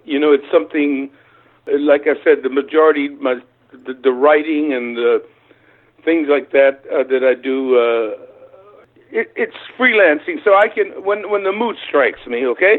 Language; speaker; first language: English; early bilingual, other home language; German